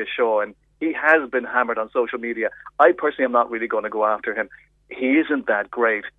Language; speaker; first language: English; native; English